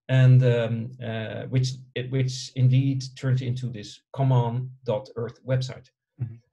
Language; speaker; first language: English; non-native, fluent; Dutch